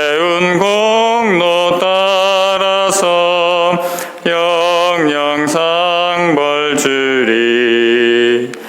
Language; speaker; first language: Korean; native; Korean